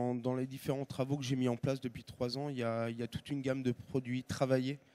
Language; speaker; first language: French; native; French